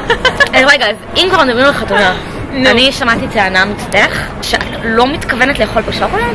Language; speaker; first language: Hebrew; native; Hebrew